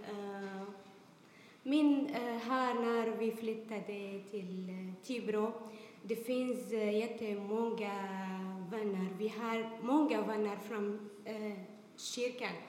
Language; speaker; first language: Swedish; non-native, learner; Arabic